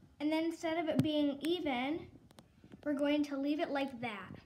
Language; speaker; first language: English; native; English